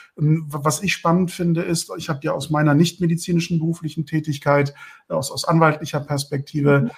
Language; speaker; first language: German; early bilingual, other home language; Turkish